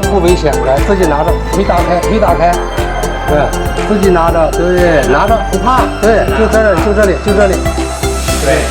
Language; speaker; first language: Chinese; native; Chinese